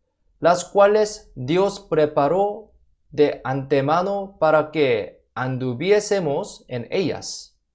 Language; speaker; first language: Spanish; non-native, fluent; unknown